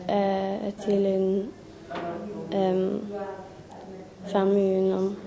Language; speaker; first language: French; non-native, learner; English